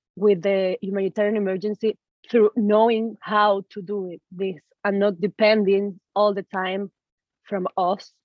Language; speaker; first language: English; non-native, learner; Spanish